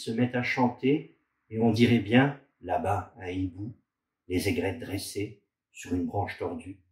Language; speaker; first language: French; native; French